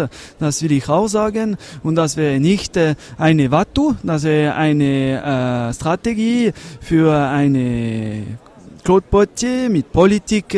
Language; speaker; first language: German; non-native, learner; French